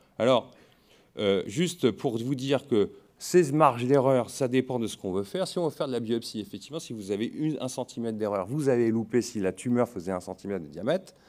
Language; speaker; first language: French; native; French